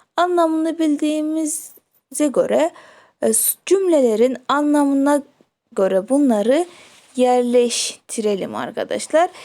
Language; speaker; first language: Turkish; non-native, fluent; Kyrgyz